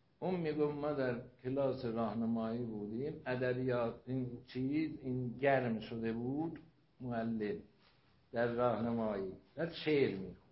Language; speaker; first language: Persian; non-native, local second language; Azerbaijani